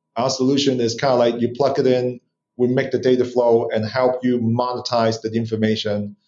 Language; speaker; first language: English; non-native, local second language; Cantonese